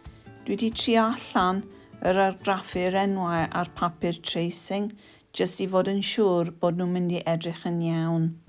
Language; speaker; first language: Welsh; non-native, local second language; English